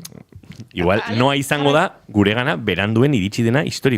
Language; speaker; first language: Basque; native; Basque